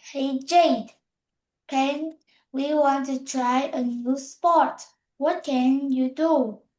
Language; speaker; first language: English; non-native, learner; Vietnamese